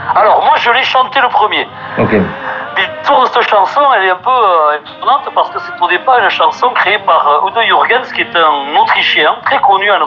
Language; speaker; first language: French; native; French